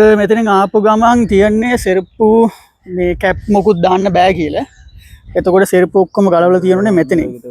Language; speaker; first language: Sinhala; non-native, local second language; Tamil